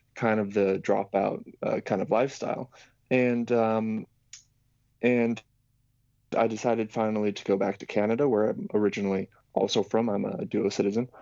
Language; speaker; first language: English; non-native, fluent; Slovak